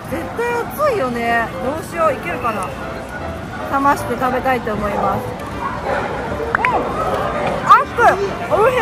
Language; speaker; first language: Japanese; native; Japanese